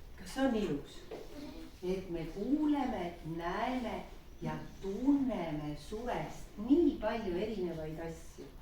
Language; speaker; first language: Estonian; native; Estonian